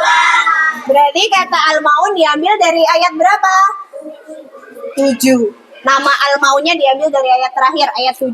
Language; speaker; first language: Indonesian; native; Indonesian